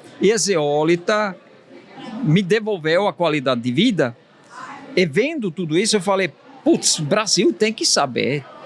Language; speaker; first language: Portuguese; non-native, fluent; Swiss German